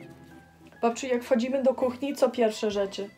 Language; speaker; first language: Polish; early bilingual, heritage; English